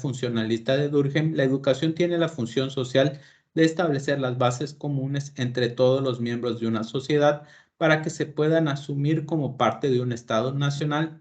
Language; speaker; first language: Spanish; native; Spanish